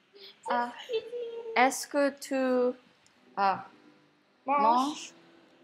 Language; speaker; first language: French; non-native, learner; English